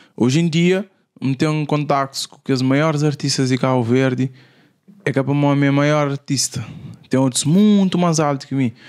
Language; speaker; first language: Portuguese; non-native, local second language; Kabuverdianu